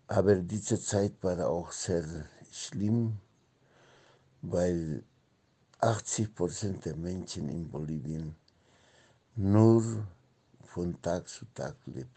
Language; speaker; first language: German; non-native, fluent; Spanish